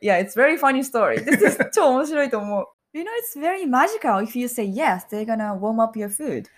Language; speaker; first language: English; non-native, fluent; Japanese